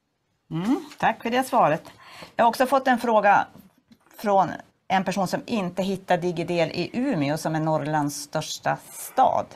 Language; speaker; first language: Swedish; native; Swedish